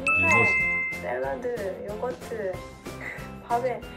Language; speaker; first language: Korean; non-native, fluent; Japanese